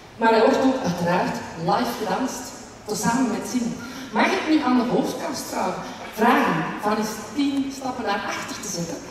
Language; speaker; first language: Dutch; native; Dutch